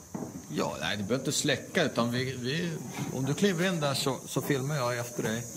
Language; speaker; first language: Swedish; native; Swedish